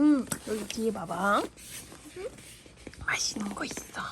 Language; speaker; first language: Korean; non-native, fluent; Russian